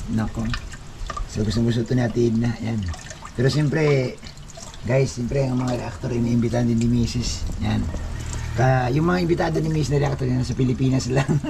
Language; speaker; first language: Filipino; non-native, local second language; Cebuano